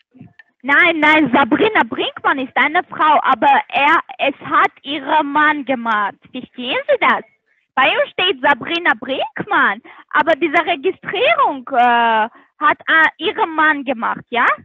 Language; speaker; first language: German; non-native, learner; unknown